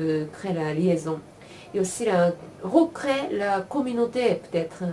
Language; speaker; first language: French; non-native, learner; Japanese